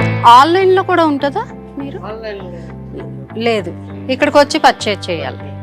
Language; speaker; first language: Telugu; native; Telugu